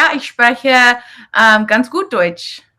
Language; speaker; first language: German; non-native, learner; English